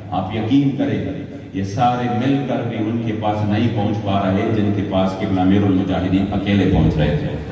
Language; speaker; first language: Urdu; non-native, local second language; Pashto